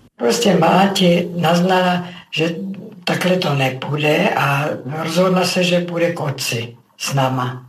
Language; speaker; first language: Czech; native; Czech